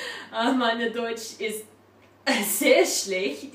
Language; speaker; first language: German; non-native, learner; English